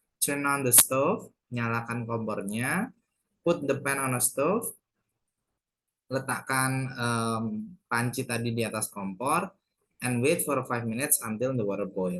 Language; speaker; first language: English; non-native, fluent; Indonesian